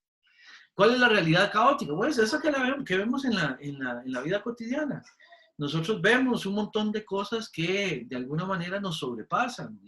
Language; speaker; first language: Spanish; native; Spanish